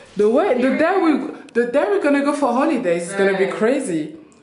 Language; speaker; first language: English; non-native, fluent; French